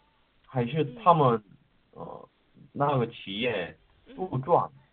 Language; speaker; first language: Chinese; non-native, learner; Korean